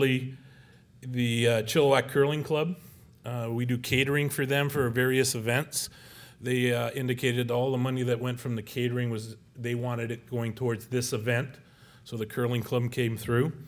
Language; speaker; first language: English; native; English